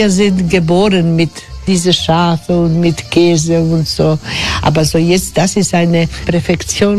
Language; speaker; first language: German; non-native, learner; Croatian